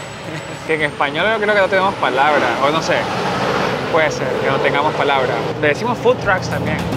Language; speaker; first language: Spanish; native; Spanish